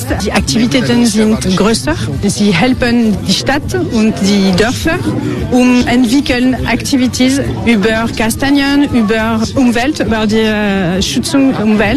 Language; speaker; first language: German; non-native, learner; French